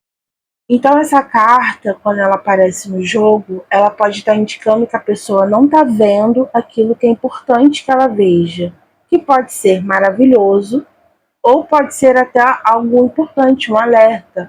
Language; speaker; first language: Portuguese; native; Portuguese